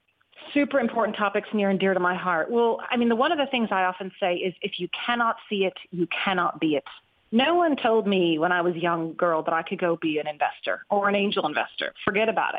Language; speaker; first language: English; native; English